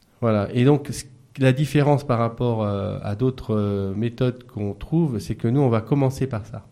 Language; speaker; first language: French; native; French